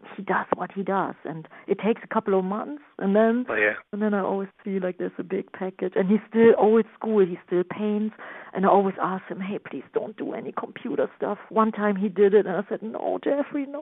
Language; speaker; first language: English; non-native, fluent; German